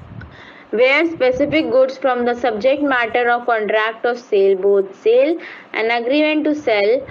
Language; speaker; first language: English; non-native, local second language; Hindi